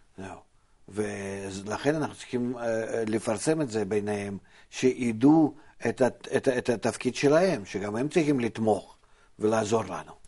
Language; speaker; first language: Hebrew; non-native, fluent; Russian